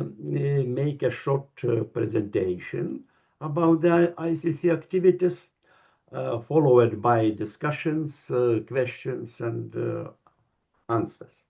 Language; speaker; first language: English; non-native, learner; Lithuanian